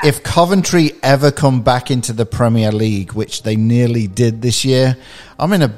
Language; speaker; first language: English; native; English